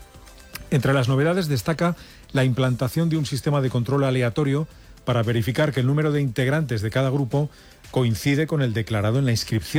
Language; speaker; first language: Spanish; native; Spanish